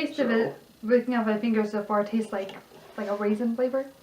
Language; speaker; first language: English; native; English